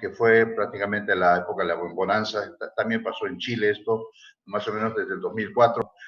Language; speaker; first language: Spanish; native; Spanish